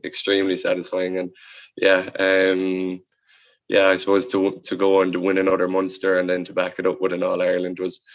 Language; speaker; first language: English; native; English